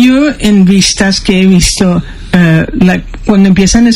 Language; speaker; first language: Spanish; early bilingual, heritage; Spanish